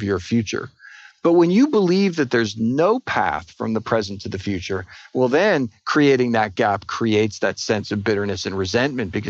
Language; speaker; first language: English; native; English